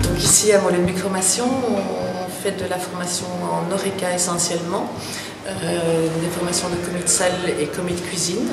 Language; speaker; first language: French; native; French